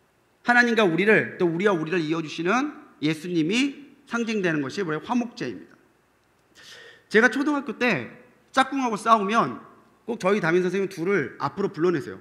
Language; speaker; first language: Korean; native; Korean